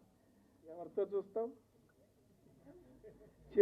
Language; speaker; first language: Telugu; native; Telugu